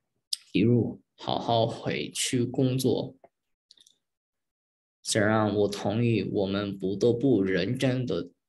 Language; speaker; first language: Chinese; early bilingual, heritage; Chinese